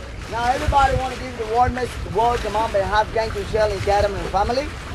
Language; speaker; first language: English; non-native, fluent; Spanish